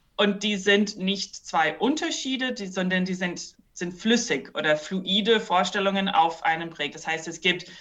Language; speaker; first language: German; early bilingual, other home language; English